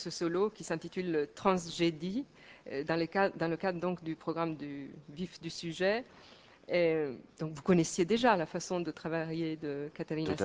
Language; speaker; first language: French; native; French